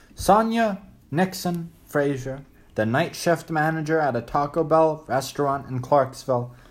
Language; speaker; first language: English; native; English